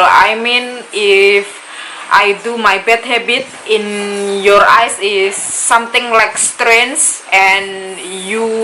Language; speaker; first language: English; non-native, learner; Indonesian